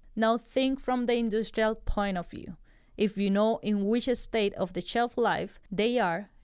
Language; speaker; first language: English; non-native, fluent; Spanish